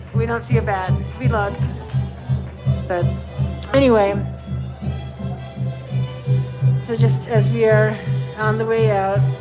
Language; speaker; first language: English; native; English